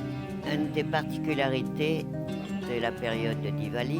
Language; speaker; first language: French; non-native, local second language; Morisyen